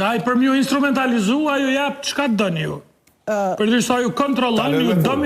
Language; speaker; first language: Albanian; native; Albanian